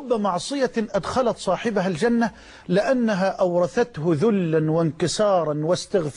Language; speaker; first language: Arabic; native; Arabic